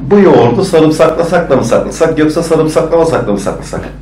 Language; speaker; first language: Turkish; native; Turkish